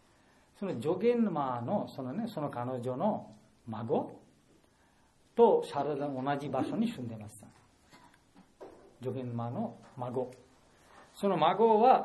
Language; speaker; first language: Japanese; non-native, learner; Bangla